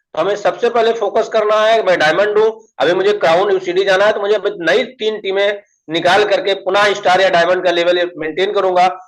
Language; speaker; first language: Hindi; native; Hindi